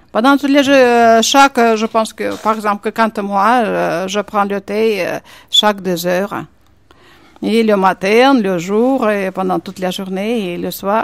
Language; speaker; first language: French; non-native, fluent; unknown